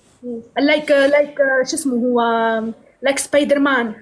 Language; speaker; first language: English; non-native, learner; Arabic